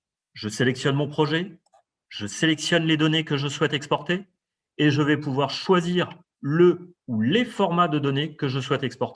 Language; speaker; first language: French; native; French